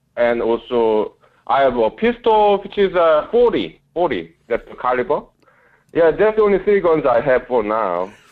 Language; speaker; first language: English; non-native, fluent; Korean